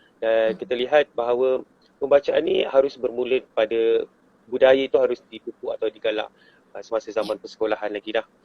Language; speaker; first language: Malay; native; Malay